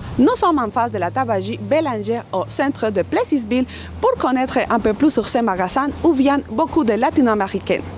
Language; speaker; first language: French; non-native, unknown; Spanish